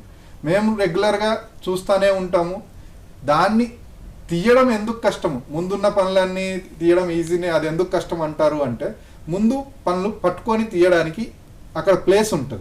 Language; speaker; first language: Telugu; native; Telugu